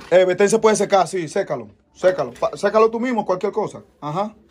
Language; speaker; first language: Spanish; native; Spanish